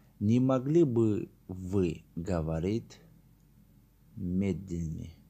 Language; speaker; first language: Russian; non-native, learner; Tajik